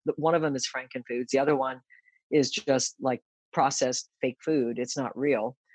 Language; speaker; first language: English; early bilingual, other home language; Japanese